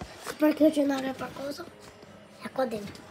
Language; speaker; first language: Italian; non-native, learner; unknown